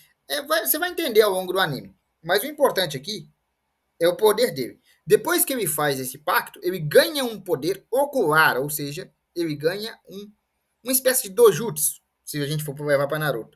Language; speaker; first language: Portuguese; native; Portuguese